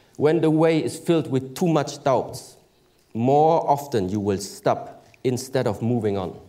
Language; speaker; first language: English; early bilingual, other home language; German